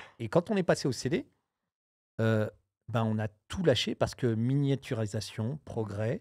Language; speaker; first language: French; native; French